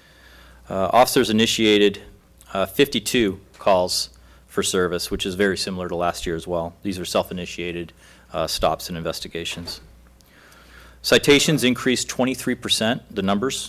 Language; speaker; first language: English; native; English